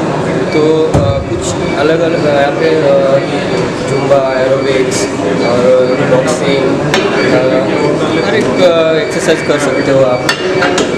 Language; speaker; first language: Hindi; non-native, local second language; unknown